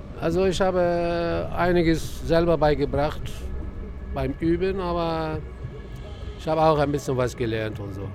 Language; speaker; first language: German; non-native, fluent; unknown